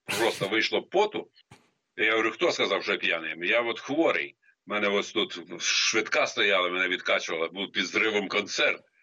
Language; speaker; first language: Ukrainian; native; Ukrainian